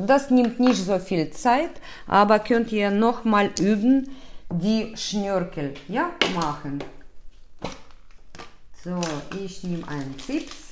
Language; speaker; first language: German; non-native, learner; Russian